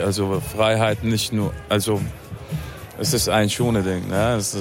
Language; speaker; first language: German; non-native, fluent; Arabic